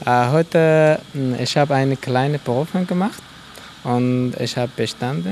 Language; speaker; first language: German; non-native, learner; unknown